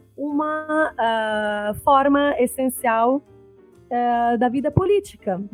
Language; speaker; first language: Portuguese; non-native, fluent; Italian